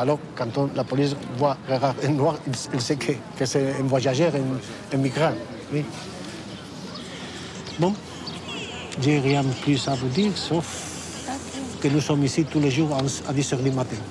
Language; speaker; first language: French; non-native, fluent; Spanish